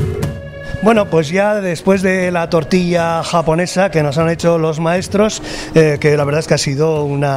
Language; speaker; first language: Spanish; native; Spanish